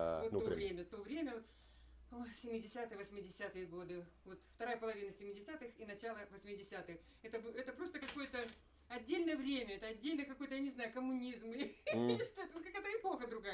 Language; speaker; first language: Russian; native; Russian